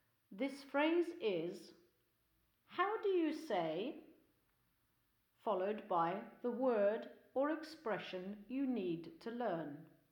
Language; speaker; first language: English; native; English